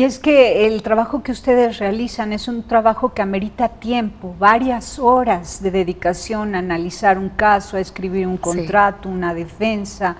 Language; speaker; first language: Spanish; native; Spanish